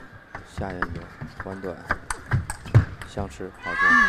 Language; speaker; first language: Chinese; native; Chinese